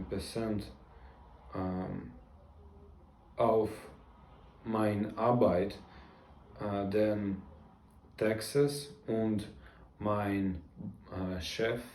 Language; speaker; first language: German; non-native, learner; Russian